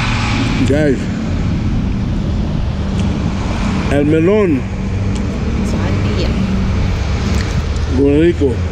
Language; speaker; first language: Spanish; non-native, learner; Haitian Creole